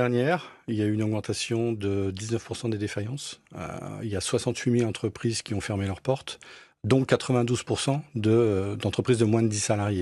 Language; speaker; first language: French; native; French